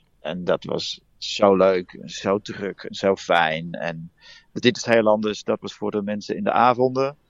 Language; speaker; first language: Dutch; early bilingual, heritage; Dutch